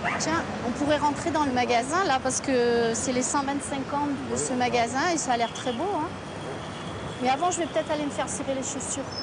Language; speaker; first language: French; native; French